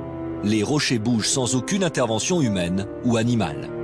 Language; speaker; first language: French; native; French